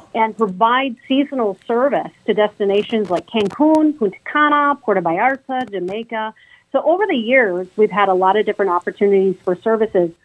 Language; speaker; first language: English; native; English